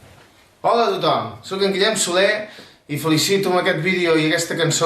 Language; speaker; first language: Catalan; native; Catalan